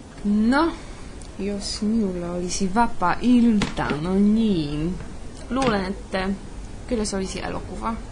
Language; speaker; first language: Finnish; non-native, fluent; Polish